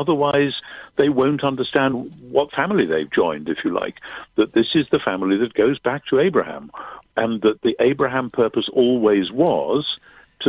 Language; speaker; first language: English; native; English